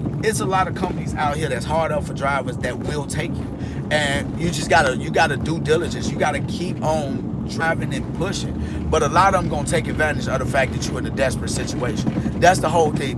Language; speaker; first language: English; native; English